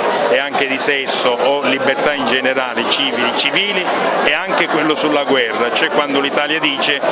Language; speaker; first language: Italian; native; Italian